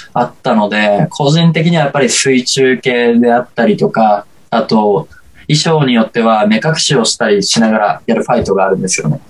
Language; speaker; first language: Japanese; native; Japanese